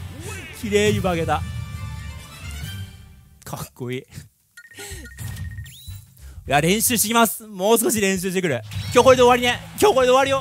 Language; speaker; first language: Japanese; native; Japanese